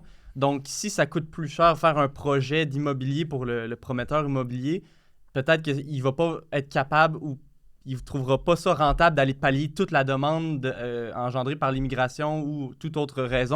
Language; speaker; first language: French; native; French